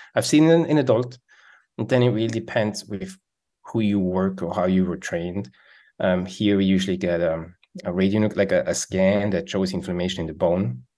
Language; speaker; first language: English; non-native, fluent; Swiss German